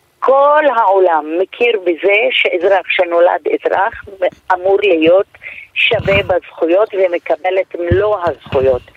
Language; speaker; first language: Hebrew; non-native, local second language; Arabic